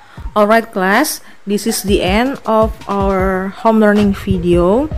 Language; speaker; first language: English; non-native, fluent; Indonesian